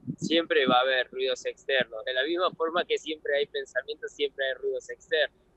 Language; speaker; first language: Spanish; native; Spanish